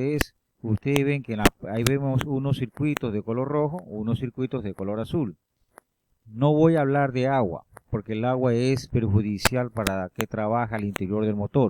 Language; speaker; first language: Spanish; native; Spanish